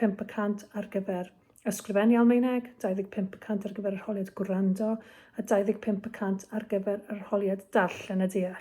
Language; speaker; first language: Welsh; native; Welsh